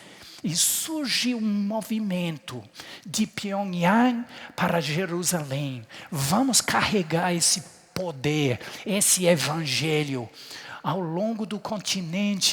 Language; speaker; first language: Portuguese; non-native, fluent; English